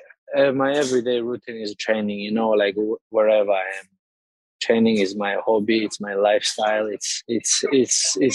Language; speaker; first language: English; non-native, fluent; Russian